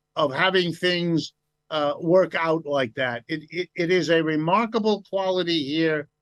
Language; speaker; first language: English; native; English